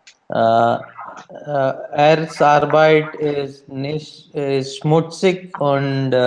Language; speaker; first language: German; non-native, learner; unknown